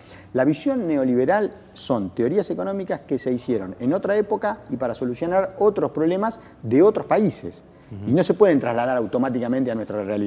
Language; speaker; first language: Spanish; native; Spanish